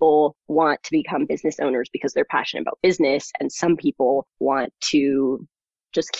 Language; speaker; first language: English; early bilingual, other home language; German